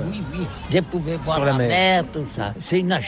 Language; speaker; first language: French; non-native, learner; Catalan